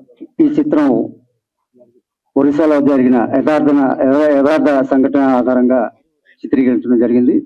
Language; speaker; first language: Telugu; native; Telugu